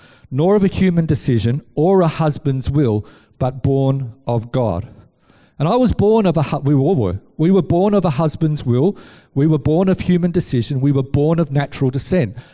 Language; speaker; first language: English; native; English